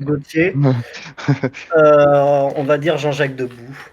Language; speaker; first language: French; native; French